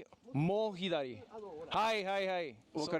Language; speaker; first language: Japanese; non-native, learner; English